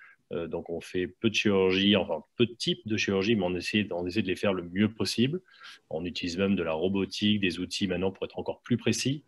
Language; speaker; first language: French; native; French